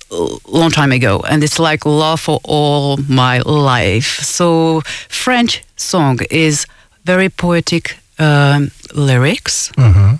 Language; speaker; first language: English; non-native, fluent; Czech